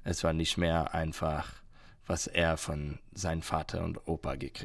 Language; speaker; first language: German; non-native, learner; English